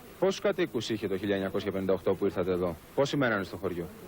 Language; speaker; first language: Greek; native; Greek